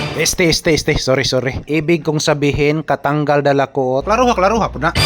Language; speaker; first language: Filipino; non-native, local second language; Cebuano